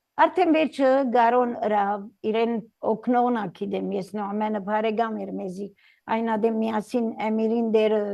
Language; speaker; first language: Armenian; early bilingual, heritage; Armenian